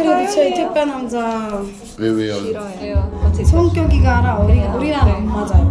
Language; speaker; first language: Korean; non-native, fluent; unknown